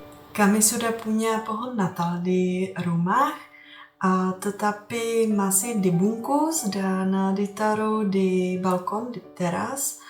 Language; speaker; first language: Indonesian; non-native, fluent; Czech